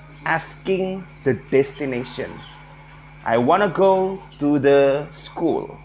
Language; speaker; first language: English; non-native, learner; Indonesian